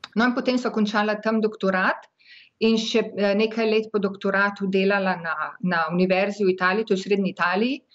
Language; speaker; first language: Slovenian; native; Slovenian